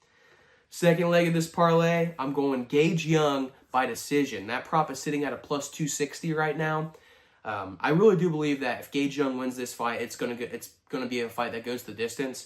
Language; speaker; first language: English; native; English